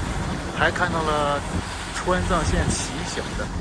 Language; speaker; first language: Chinese; native; Chinese